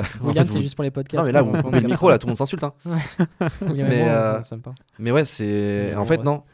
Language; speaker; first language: French; native; French